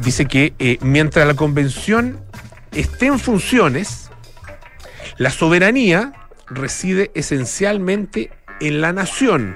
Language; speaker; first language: Spanish; native; Spanish